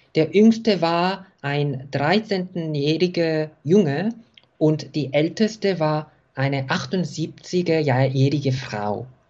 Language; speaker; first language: German; non-native, fluent; Korean